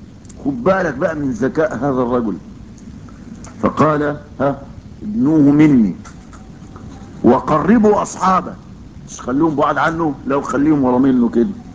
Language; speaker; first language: Arabic; native; Arabic